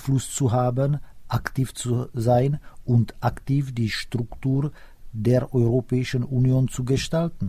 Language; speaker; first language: German; non-native, fluent; Czech